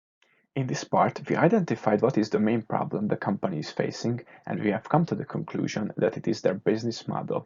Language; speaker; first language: English; non-native, fluent; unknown